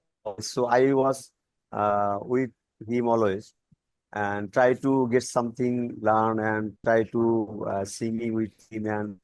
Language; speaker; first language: English; non-native, learner; Bangla